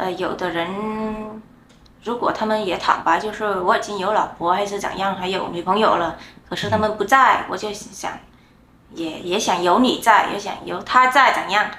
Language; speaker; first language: Chinese; non-native, fluent; Vietnamese